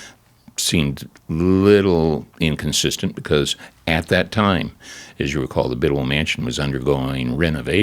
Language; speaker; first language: English; native; English